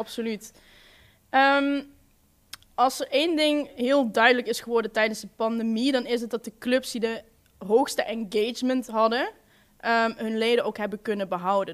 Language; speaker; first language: Dutch; native; Dutch